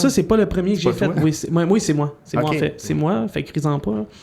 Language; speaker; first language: French; native; French